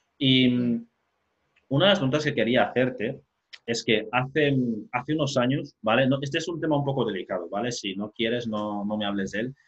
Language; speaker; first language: Spanish; non-native, local second language; Fang